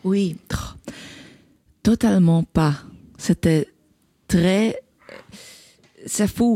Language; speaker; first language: French; non-native, local second language; Dutch